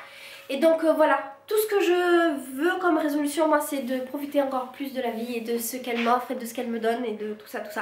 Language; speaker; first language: French; native; French